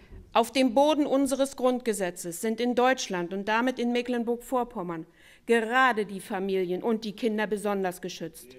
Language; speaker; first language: German; native; German